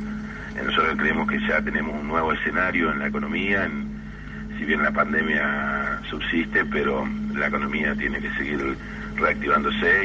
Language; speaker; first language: Spanish; native; Spanish